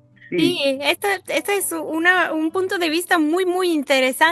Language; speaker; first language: Spanish; non-native, fluent; Bulgarian